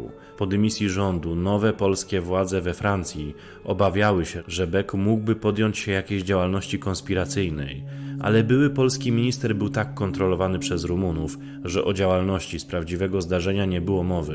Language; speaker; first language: Polish; native; Polish